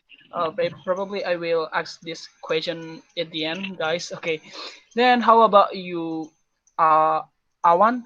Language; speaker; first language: English; non-native, learner; Indonesian